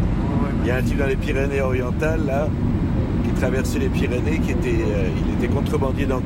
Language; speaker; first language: French; native; French